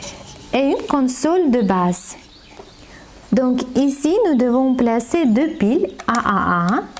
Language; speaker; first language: French; non-native, learner; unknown